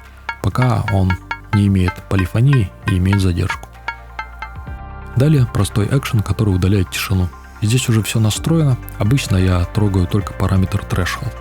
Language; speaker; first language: Russian; native; Russian